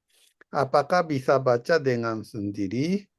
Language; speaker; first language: Indonesian; non-native, fluent; Japanese